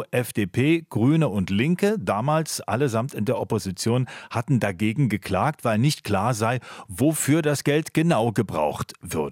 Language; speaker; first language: German; native; German